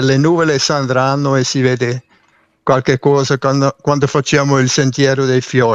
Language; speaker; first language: Italian; non-native, fluent; Swiss German